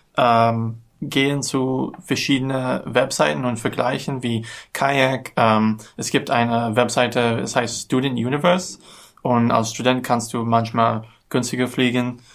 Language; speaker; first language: German; non-native, learner; English